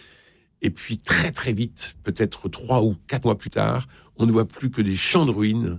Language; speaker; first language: French; native; French